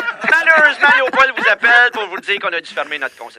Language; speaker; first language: French; native; French